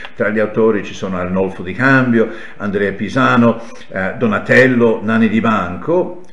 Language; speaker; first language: Italian; non-native, fluent; English